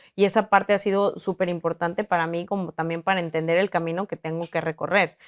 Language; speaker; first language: Spanish; native; Spanish